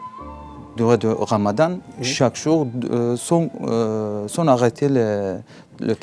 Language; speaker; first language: French; non-native, learner; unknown